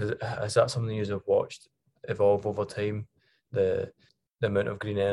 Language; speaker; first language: English; native; English